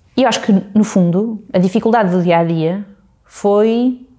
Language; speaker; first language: Portuguese; native; Portuguese